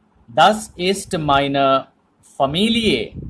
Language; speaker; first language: German; non-native, learner; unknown